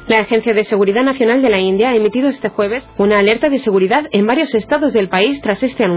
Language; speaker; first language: Spanish; native; Spanish